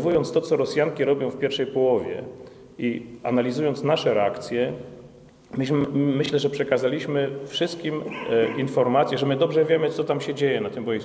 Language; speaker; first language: Polish; native; Polish